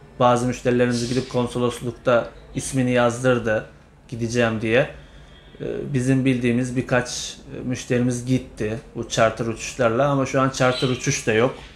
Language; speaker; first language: Turkish; native; Turkish